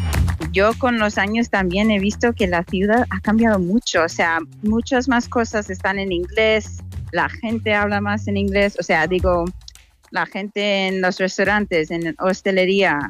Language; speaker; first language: Spanish; non-native, fluent; English